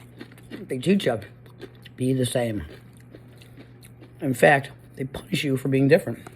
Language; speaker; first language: English; native; English